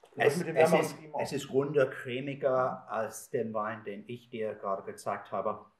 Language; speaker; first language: German; non-native, fluent; English